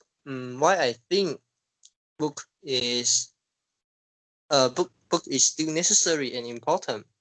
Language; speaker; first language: English; non-native, local second language; Chinese